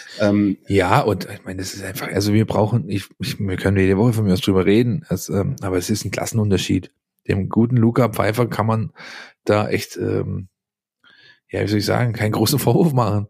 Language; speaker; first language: German; native; German